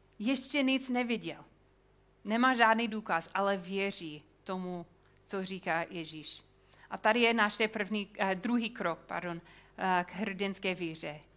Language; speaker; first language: Czech; non-native, fluent; English